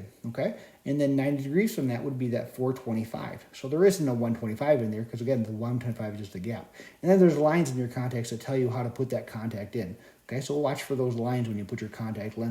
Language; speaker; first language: English; native; English